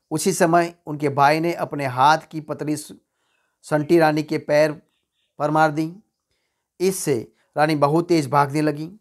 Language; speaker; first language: Hindi; non-native, local second language; Gujarati